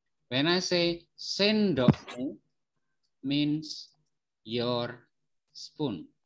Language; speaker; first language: English; non-native, fluent; Indonesian